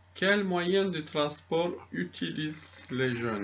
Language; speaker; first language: French; non-native, fluent; Turkish